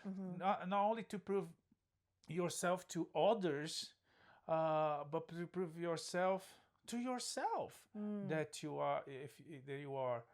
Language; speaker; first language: English; non-native, fluent; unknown